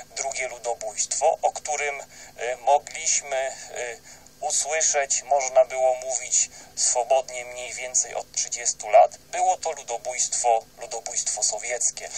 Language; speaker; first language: Polish; native; Polish